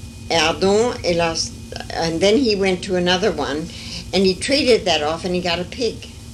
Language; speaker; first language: English; early bilingual, other home language; French